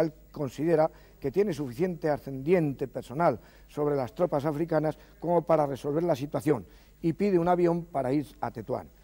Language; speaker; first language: Spanish; native; Spanish